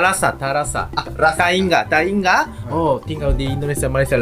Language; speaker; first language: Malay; non-native, learner; Japanese